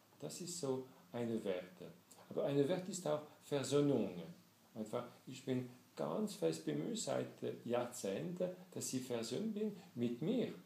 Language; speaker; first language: German; non-native, fluent; French